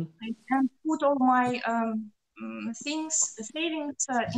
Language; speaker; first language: English; non-native, learner; Russian